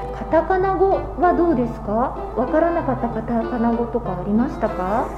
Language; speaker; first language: Japanese; native; Japanese